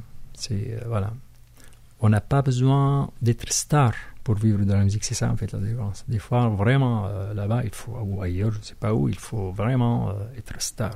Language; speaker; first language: French; non-native, fluent; Arabic